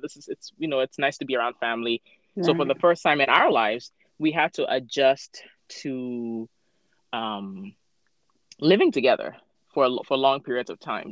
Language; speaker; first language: English; non-native, local second language; Akan